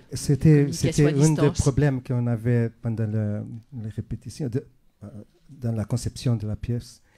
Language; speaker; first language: French; non-native, fluent; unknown